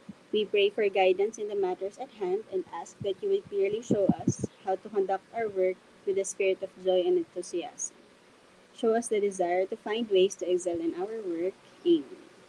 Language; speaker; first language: English; non-native, local second language; Filipino